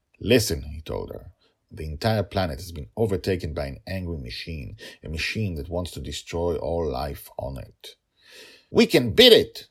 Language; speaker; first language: English; non-native, fluent; Hebrew